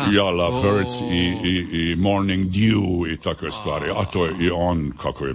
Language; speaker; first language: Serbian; early bilingual, heritage; Serbian